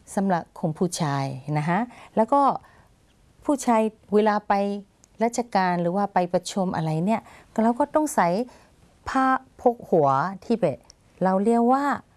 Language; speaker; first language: Thai; native; Thai